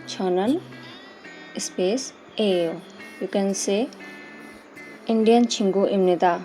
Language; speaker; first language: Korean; non-native, learner; Hindi